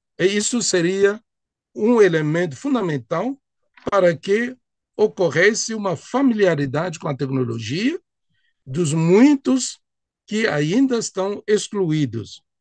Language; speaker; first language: Portuguese; non-native, fluent; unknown